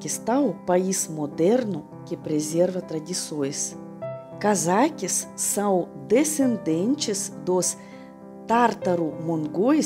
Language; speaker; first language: Portuguese; non-native, fluent; Russian